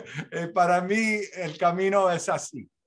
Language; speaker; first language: Spanish; non-native, fluent; English